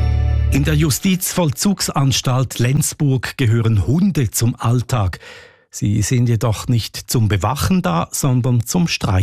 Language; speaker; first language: German; native; German